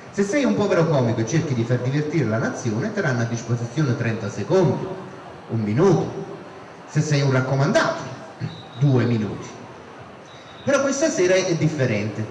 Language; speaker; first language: Italian; native; Italian